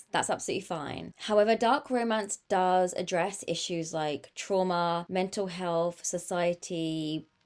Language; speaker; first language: English; native; English